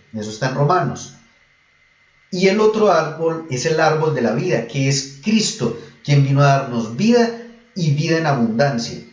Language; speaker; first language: Spanish; native; Spanish